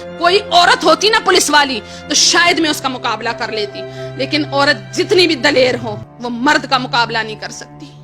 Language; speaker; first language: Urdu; non-native, local second language; Pashto